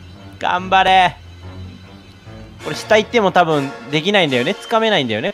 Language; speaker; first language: Japanese; native; Japanese